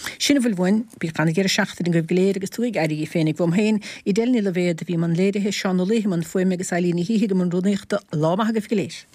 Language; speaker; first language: Irish; native; Irish